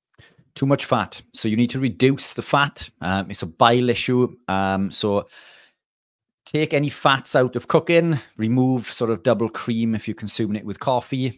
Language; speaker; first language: English; native; English